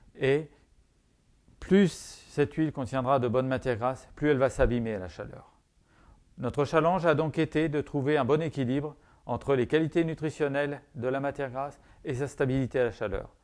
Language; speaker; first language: French; native; French